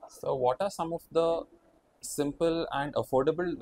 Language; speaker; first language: English; non-native, local second language; Kannada